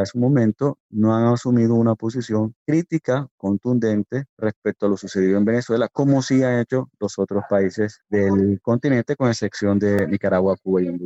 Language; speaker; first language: Spanish; native; Spanish